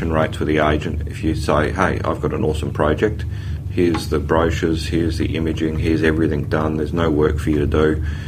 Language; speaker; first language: English; native; English